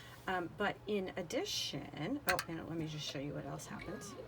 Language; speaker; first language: English; native; English